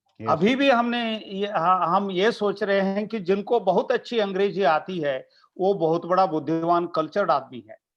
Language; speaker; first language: Hindi; non-native, local second language; Kannada